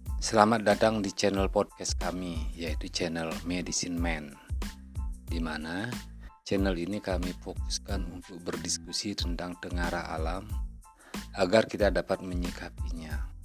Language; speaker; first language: Indonesian; native; Indonesian